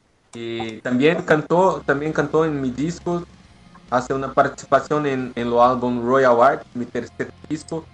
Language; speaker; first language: Spanish; non-native, learner; Portuguese